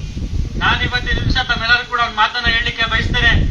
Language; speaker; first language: Kannada; native; Kannada